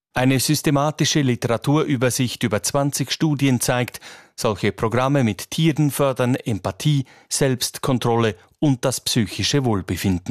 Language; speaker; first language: German; native; German